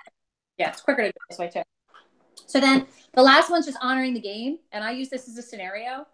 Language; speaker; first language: English; native; English